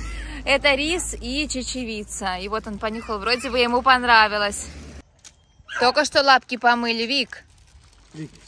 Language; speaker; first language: Russian; native; Russian